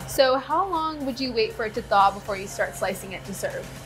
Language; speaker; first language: English; native; English